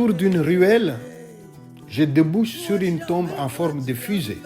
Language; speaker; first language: French; non-native, local second language; Luba-Lulua